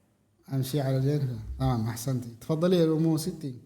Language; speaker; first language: Arabic; non-native, fluent; Indonesian